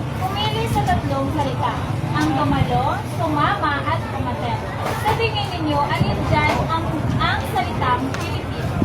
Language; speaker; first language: Filipino; non-native, local second language; Hiligaynon